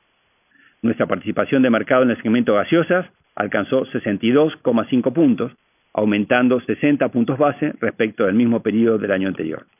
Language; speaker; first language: Spanish; native; Spanish